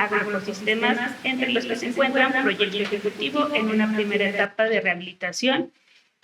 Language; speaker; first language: Spanish; native; Spanish